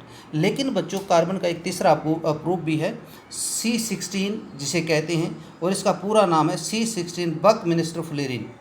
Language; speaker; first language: Hindi; native; Hindi